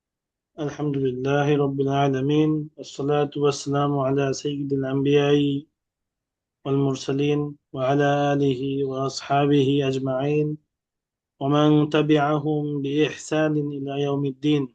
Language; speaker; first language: Arabic; non-native, fluent; Bangla